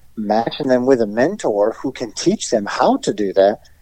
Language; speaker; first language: English; native; English